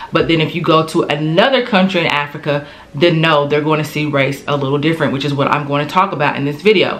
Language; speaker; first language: English; native; English